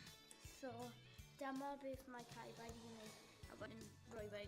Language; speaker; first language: Welsh; non-native, local second language; English